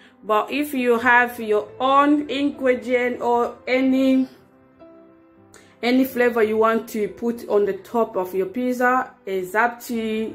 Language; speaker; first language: English; non-native, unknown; Lingala